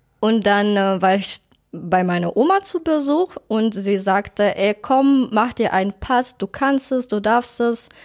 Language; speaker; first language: German; non-native, fluent; Russian